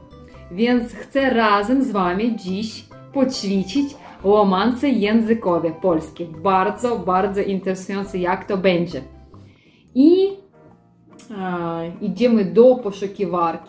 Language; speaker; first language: Polish; non-native, learner; Russian